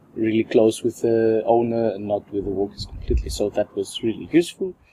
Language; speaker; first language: English; non-native, fluent; Greek